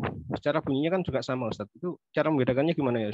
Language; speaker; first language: Indonesian; native; Indonesian